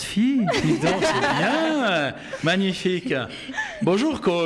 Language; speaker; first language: French; native; French